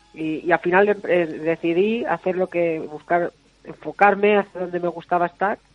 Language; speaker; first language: Spanish; native; Spanish